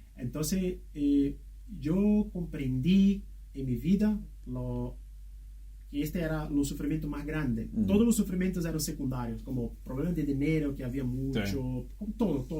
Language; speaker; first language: Spanish; non-native, fluent; Portuguese